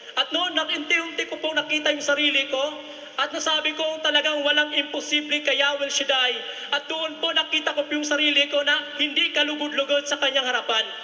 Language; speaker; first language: Filipino; non-native, local second language; Cebuano